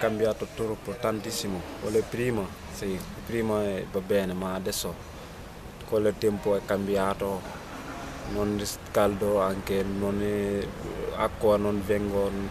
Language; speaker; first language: Italian; non-native, learner; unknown